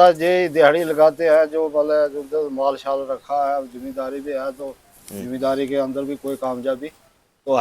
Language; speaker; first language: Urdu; non-native, local second language; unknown